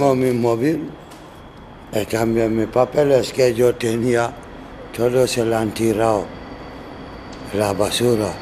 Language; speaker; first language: Spanish; non-native, learner; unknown